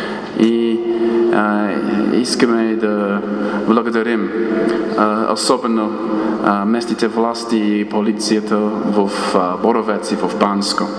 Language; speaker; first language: Bulgarian; non-native, fluent; English